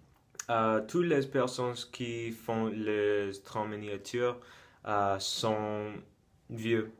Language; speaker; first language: French; non-native, learner; English